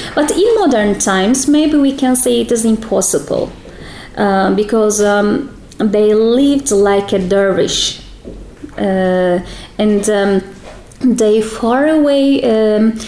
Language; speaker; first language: English; non-native, fluent; Turkish